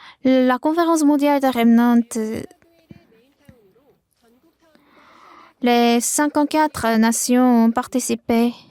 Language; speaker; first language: French; non-native, learner; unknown